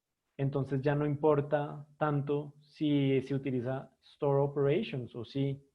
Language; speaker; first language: Spanish; native; Spanish